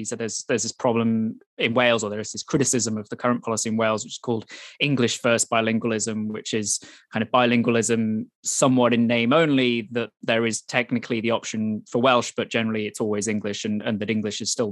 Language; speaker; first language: English; native; English